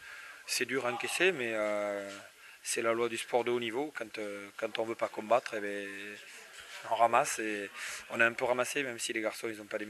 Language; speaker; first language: French; native; French